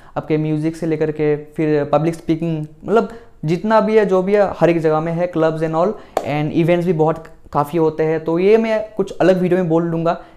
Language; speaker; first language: Hindi; non-native, local second language; Assamese